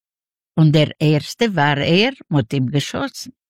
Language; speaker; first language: German; non-native, learner; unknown